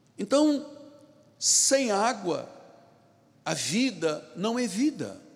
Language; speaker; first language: Portuguese; non-native, local second language; Tsonga